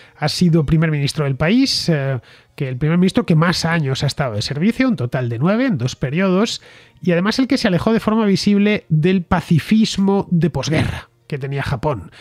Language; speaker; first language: Spanish; native; Spanish